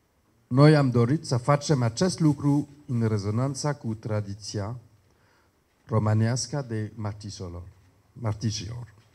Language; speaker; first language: Romanian; non-native, learner; French